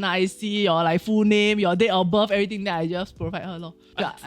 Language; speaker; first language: English; native; English